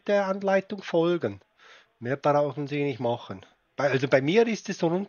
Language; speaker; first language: German; native; German